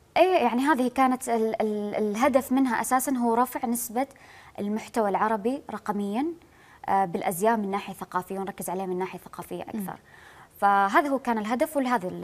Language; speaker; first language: Arabic; native; Arabic